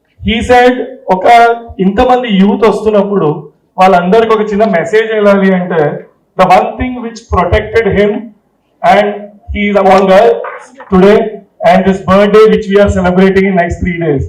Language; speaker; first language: English; non-native, local second language; Telugu